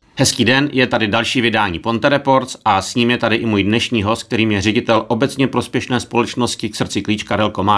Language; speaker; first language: Czech; native; Czech